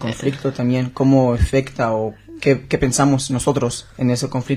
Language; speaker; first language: Spanish; non-native, learner; Hebrew